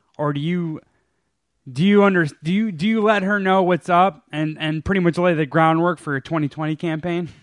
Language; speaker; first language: English; native; English